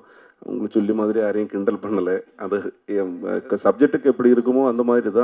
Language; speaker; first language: Tamil; non-native, learner; Malayalam